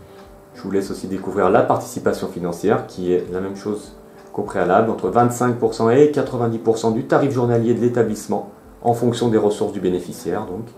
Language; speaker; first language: French; native; French